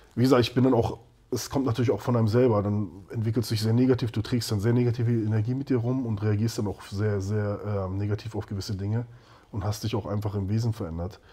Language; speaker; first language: German; native; German